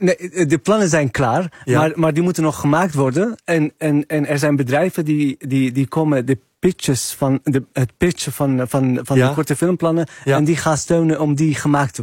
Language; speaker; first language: Dutch; non-native, fluent; Arabic